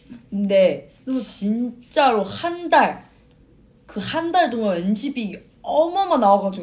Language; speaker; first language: Korean; non-native, fluent; Chinese